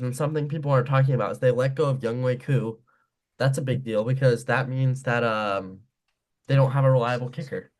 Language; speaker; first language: English; native; English